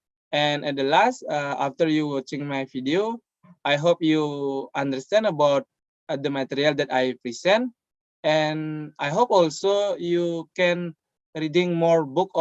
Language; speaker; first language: English; non-native, learner; Indonesian